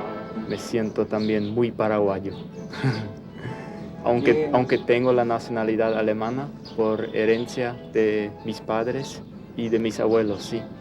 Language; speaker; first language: Spanish; early bilingual, heritage; Plautdietsch